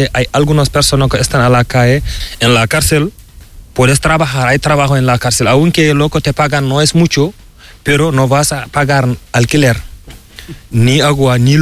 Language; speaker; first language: Spanish; non-native, learner; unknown